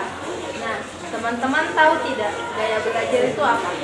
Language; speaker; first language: Indonesian; native; Indonesian